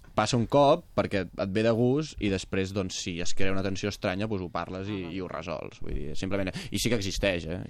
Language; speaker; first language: Catalan; non-native, local second language; Spanish